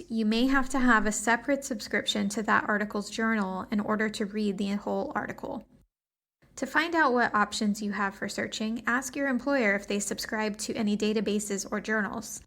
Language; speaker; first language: English; native; English